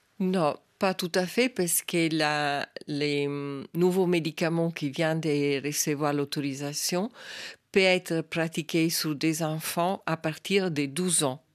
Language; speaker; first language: French; non-native, fluent; Italian